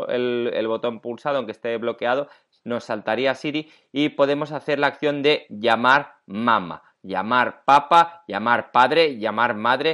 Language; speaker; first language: Spanish; native; Spanish